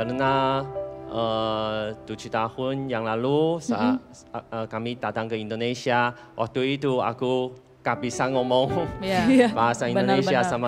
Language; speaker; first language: Indonesian; non-native, fluent; Chinese